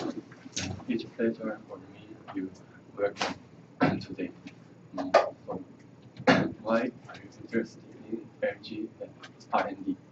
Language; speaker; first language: English; non-native, learner; Korean